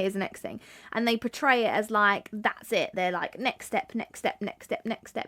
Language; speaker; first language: English; native; English